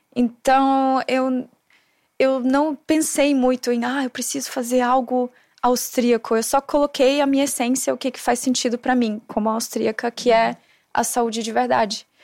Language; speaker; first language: Portuguese; non-native, fluent; German